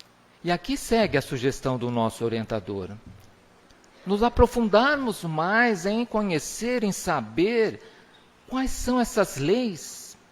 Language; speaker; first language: Portuguese; native; Portuguese